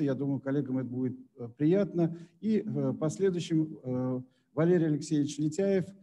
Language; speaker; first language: Russian; native; Russian